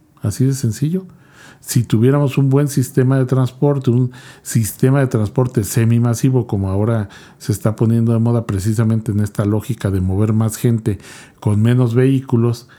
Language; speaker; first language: Spanish; native; Spanish